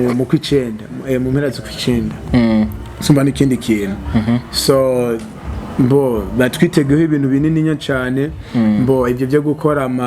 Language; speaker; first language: Rundi; early bilingual, heritage; Rundi